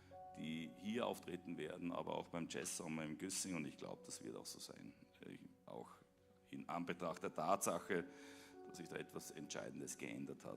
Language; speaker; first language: German; native; German